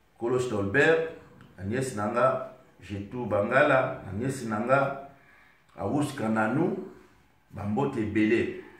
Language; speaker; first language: Lingala; non-native, local second language; Swahili